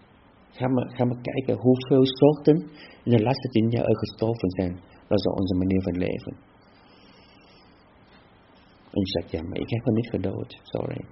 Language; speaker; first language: Dutch; non-native, fluent; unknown